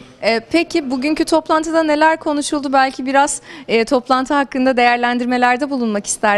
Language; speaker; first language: Turkish; native; Turkish